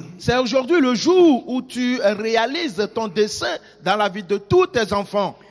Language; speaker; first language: French; non-native, local second language; Ewe